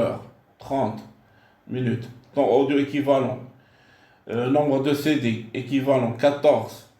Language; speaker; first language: French; non-native, local second language; Arabic